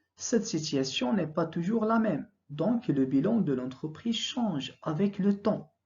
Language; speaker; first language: French; non-native, local second language; Arabic